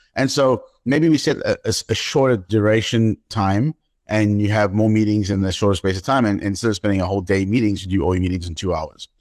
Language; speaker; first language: English; native; English